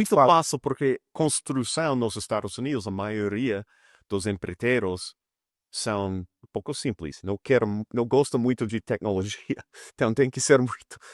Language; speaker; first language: Portuguese; non-native, fluent; English